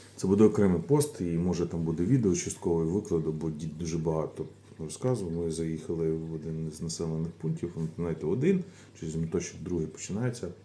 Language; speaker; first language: Ukrainian; native; Ukrainian